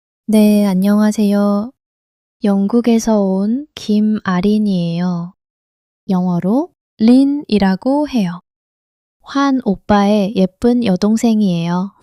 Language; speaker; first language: Korean; early bilingual, heritage; English